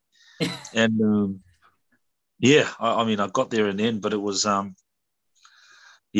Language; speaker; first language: English; native; English